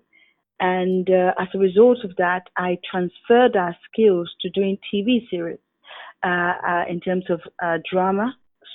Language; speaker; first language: English; non-native, local second language; Yoruba